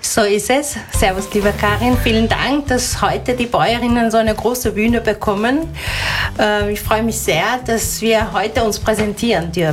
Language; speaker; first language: German; native; German